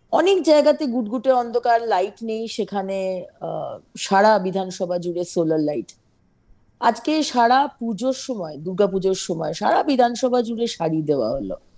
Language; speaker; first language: Bangla; native; Bangla